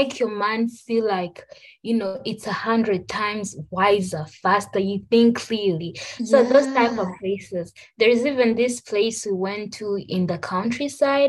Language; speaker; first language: English; non-native, local second language; Kinyarwanda